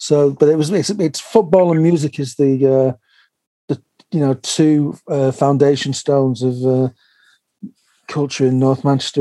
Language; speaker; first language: English; native; English